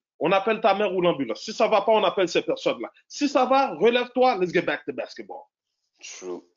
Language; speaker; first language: French; native; French